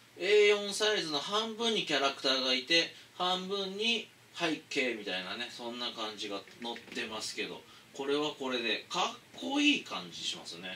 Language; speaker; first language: Japanese; native; Japanese